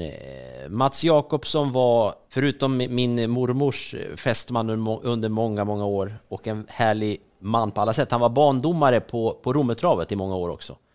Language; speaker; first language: Swedish; native; Swedish